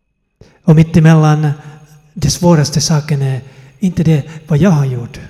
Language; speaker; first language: Swedish; non-native, fluent; Finnish